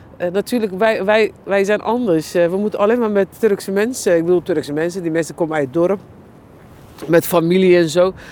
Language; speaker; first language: Dutch; non-native, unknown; Turkish